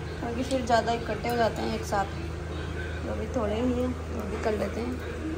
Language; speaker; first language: Hindi; native; Hindi